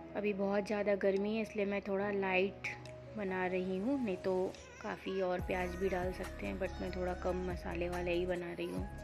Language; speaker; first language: Hindi; non-native, local second language; Bangla